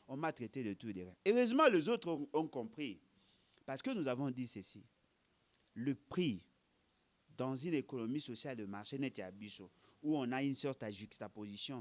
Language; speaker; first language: French; non-native, local second language; Lingala